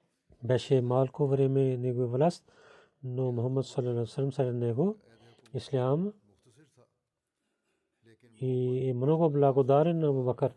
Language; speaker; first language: Bulgarian; non-native, learner; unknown